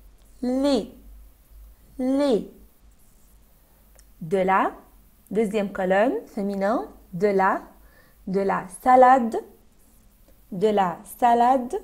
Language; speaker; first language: French; non-native, fluent; Arabic